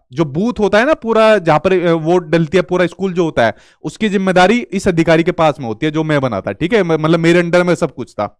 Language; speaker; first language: Hindi; native; Hindi